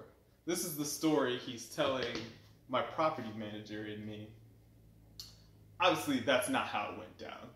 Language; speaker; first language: English; native; English